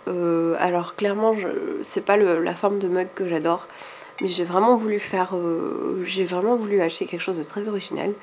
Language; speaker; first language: French; native; French